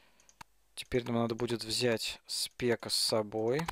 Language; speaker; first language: Russian; native; Russian